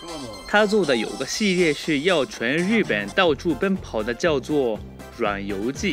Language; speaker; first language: Chinese; native; Chinese